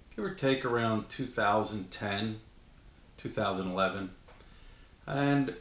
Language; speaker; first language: English; native; English